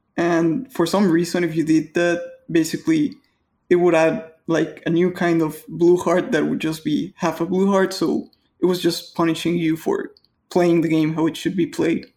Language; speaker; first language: English; non-native, fluent; Spanish